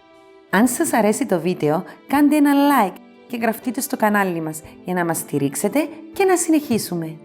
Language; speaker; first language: Greek; native; Greek